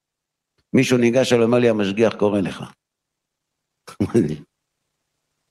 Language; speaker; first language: Hebrew; native; Hebrew